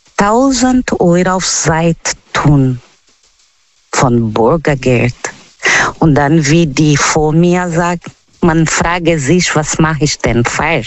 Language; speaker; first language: German; non-native, learner; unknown